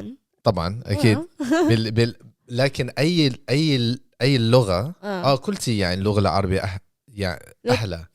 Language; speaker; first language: Arabic; non-native, fluent; English